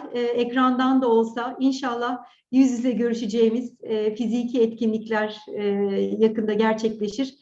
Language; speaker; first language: Turkish; native; Turkish